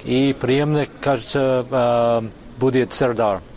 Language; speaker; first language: Russian; non-native, fluent; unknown